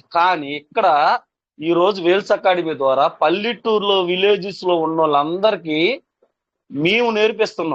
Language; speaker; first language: Telugu; native; Telugu